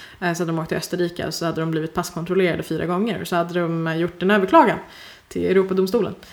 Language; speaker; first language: Swedish; early bilingual, other home language; Persian